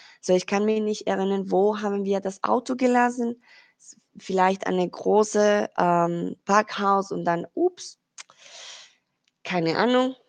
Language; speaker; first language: German; non-native, fluent; Spanish